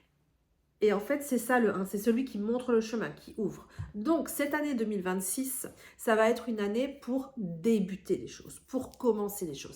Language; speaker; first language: French; native; French